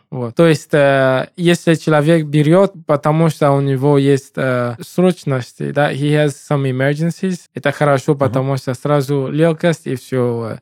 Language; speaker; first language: Russian; non-native, fluent; English